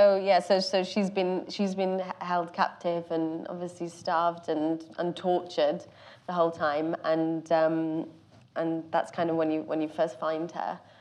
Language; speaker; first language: English; native; English